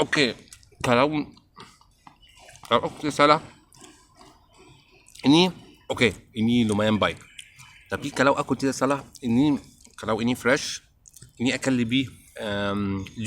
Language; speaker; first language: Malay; non-native, learner; Arabic